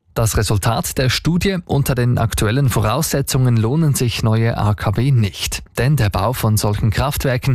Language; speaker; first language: German; native; German